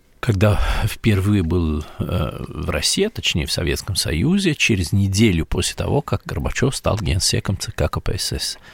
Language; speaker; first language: Russian; non-native, fluent; Italian